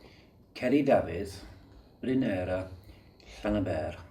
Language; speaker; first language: Welsh; non-native, learner; English